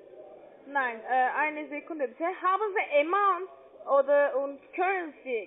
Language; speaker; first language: German; non-native, learner; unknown